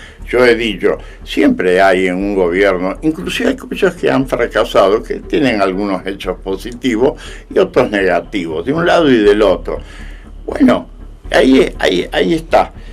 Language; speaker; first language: Spanish; native; Spanish